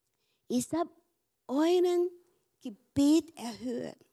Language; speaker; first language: German; non-native, learner; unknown